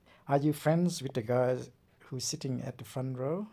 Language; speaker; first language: English; non-native, learner; Vietnamese